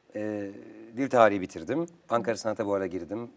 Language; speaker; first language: Turkish; native; Turkish